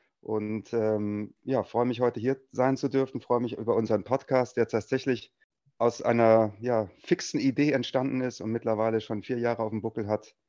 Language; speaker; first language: German; native; German